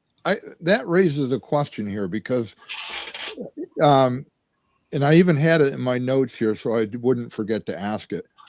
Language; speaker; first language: English; native; English